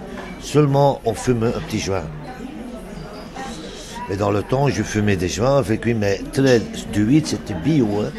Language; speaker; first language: French; non-native, local second language; Dutch